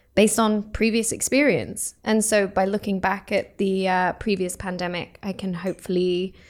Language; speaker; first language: English; native; English